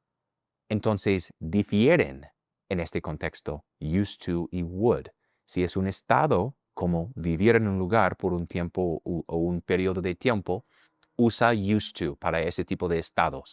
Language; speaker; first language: Spanish; non-native, fluent; English